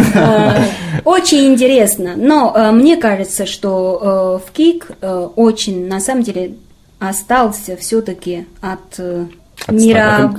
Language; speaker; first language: Russian; non-native, fluent; Chinese